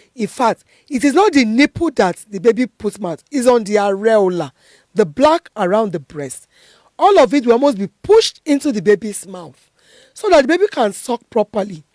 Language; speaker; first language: English; non-native, local second language; Yoruba